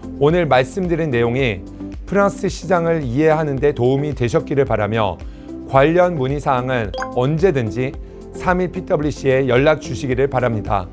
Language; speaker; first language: Korean; early bilingual, heritage; Korean